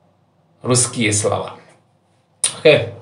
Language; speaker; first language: Russian; non-native, learner; Javanese